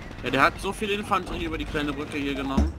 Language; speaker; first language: German; native; German